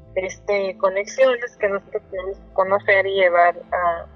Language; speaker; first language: Spanish; non-native, local second language; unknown